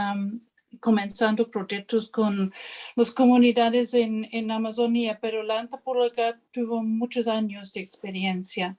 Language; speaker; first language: Spanish; non-native, fluent; English